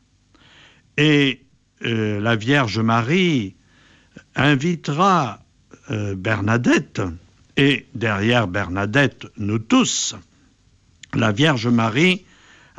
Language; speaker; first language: French; native; French